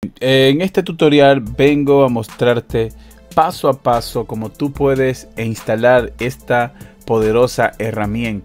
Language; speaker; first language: Spanish; native; Spanish